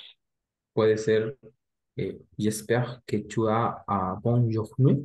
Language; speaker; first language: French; non-native, learner; Spanish